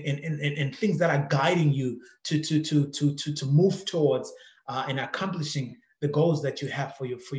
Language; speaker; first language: English; non-native, local second language; Shona